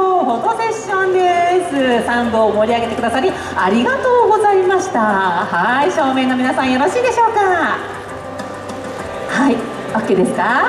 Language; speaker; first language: Japanese; native; Japanese